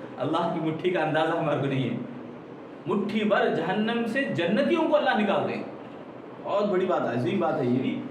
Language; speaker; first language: Urdu; native; Urdu